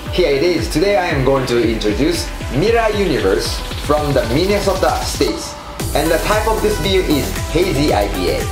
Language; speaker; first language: English; non-native, fluent; Japanese